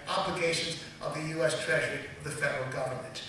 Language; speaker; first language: English; native; English